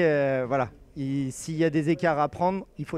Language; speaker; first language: French; native; French